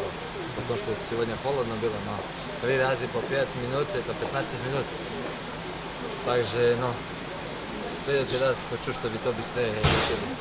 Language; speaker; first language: Russian; non-native, learner; Slovenian